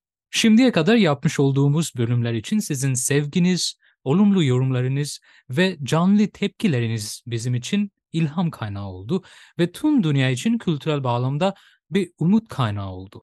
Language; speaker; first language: Turkish; non-native, fluent; Bangla